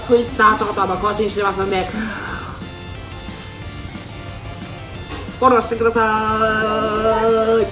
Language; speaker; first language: Japanese; native; Japanese